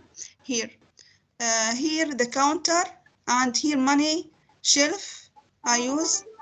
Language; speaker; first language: English; non-native, learner; Arabic